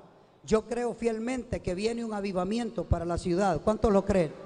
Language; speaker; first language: Spanish; native; Spanish